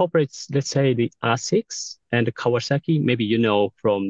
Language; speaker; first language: English; non-native, fluent; Japanese